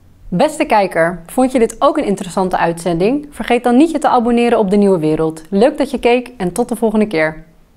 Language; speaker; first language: Dutch; native; Dutch